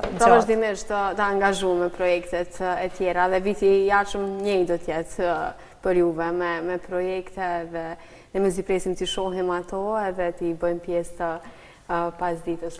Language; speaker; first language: Albanian; native; Albanian